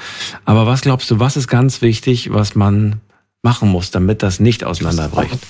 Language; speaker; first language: German; native; German